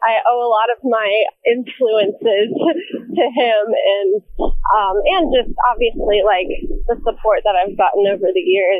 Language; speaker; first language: English; native; English